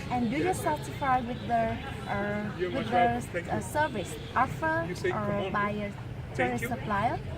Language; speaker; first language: English; non-native, learner; Vietnamese